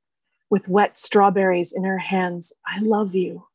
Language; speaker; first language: English; native; English